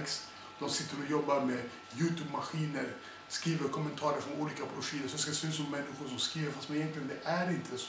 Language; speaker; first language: Swedish; non-native, fluent; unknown